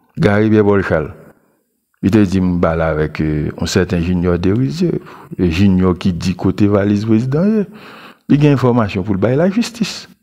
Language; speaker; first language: French; non-native, local second language; Haitian Creole